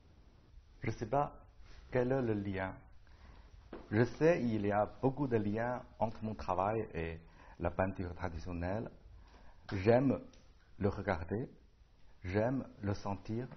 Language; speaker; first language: French; non-native, learner; Chinese